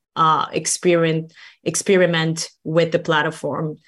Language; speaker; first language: English; non-native, fluent; Portuguese